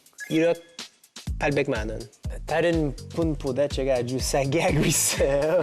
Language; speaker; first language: Korean; non-native, learner; English